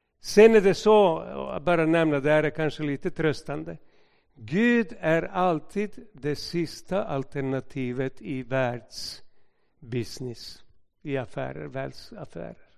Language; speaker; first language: Swedish; non-native, fluent; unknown